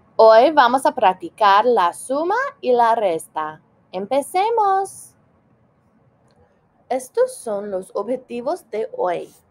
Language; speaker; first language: Spanish; non-native, fluent; English